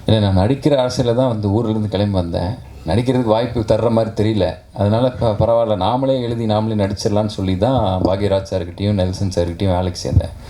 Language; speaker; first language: Tamil; native; Tamil